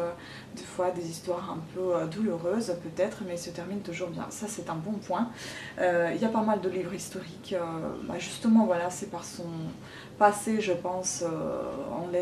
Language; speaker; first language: French; non-native, fluent; Russian